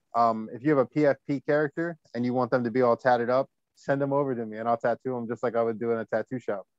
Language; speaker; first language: English; native; English